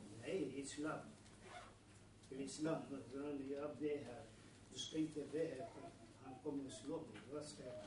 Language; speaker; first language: Swedish; non-native, learner; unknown